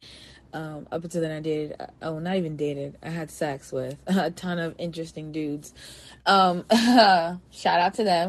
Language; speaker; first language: English; native; English